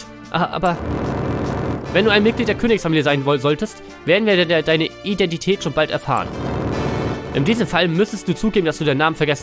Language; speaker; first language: German; native; German